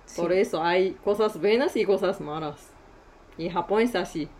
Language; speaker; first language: Spanish; non-native, learner; Japanese